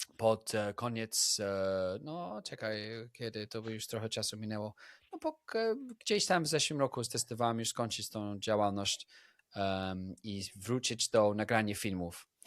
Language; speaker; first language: Polish; non-native, fluent; English